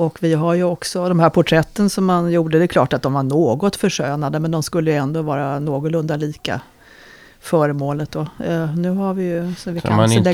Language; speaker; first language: Swedish; native; Swedish